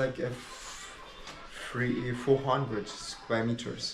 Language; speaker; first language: English; non-native, learner; Ukrainian